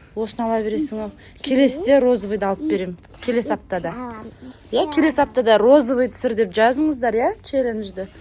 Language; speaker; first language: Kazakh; native; Kazakh